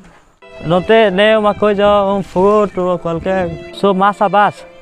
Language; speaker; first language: Portuguese; non-native, learner; Bangla